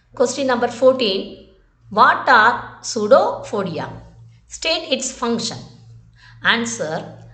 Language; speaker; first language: English; non-native, local second language; Tamil